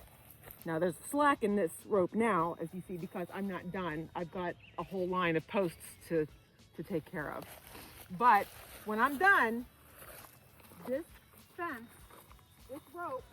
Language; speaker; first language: English; native; English